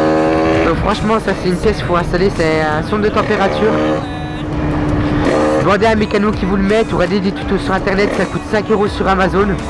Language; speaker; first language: French; native; French